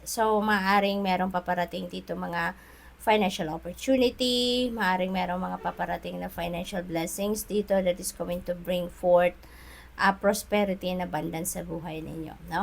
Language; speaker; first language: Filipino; native; Filipino